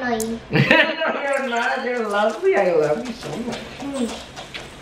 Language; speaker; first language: English; non-native, fluent; Indonesian